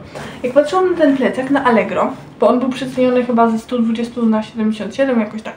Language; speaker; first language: Polish; native; Polish